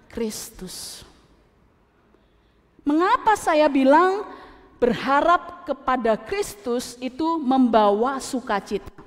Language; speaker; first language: Indonesian; native; Indonesian